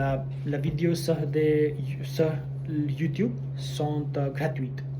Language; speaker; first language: French; non-native, learner; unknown